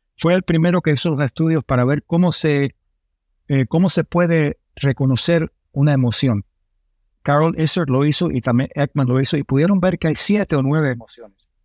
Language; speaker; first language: Spanish; early bilingual, heritage; Spanish